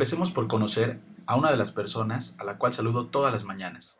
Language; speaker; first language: Spanish; native; Spanish